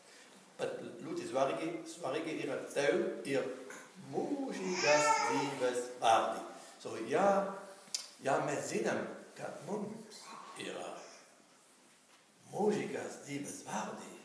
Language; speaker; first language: Latvian; non-native, learner; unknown